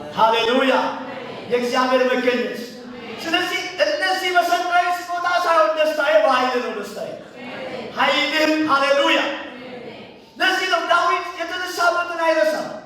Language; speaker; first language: Amharic; native; Amharic